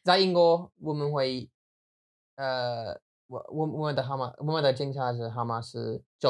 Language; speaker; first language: Chinese; non-native, learner; English